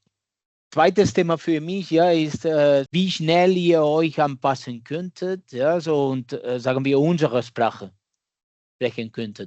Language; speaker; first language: German; non-native, fluent; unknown